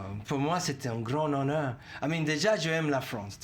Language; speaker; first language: French; non-native, fluent; English